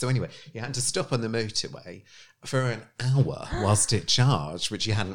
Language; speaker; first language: English; native; English